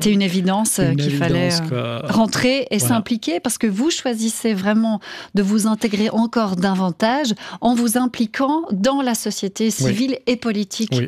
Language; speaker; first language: French; native; French